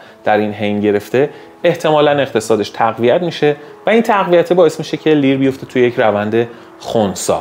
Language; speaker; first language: Persian; native; Persian